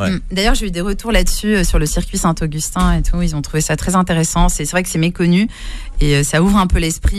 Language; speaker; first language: French; native; French